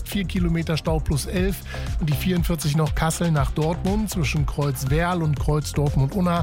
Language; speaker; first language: German; native; German